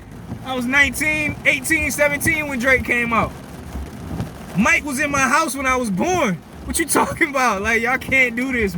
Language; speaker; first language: English; native; English